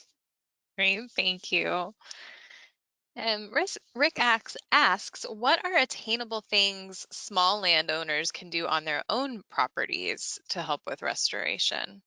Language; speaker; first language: English; native; English